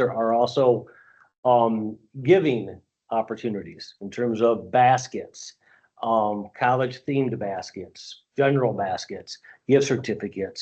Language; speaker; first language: English; native; English